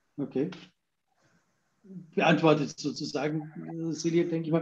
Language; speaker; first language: German; native; German